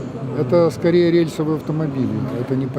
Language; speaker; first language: Russian; native; Russian